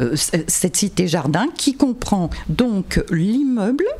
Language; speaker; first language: French; native; French